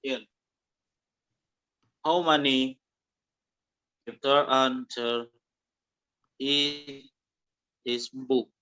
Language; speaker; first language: English; non-native, learner; Indonesian